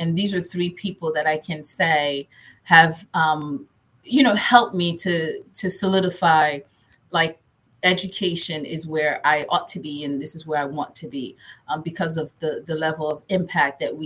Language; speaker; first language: English; early bilingual, other home language; Haitian Creole